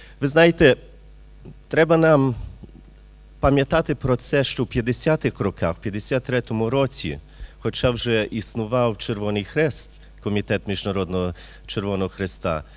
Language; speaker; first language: Ukrainian; early bilingual, heritage; Ukrainian